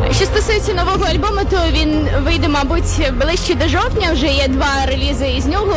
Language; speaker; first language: Ukrainian; native; Ukrainian